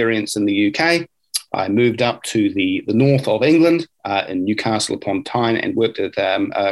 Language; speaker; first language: English; native; English